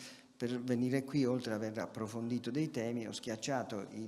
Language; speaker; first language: Italian; native; Italian